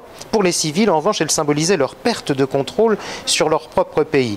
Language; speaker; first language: French; native; French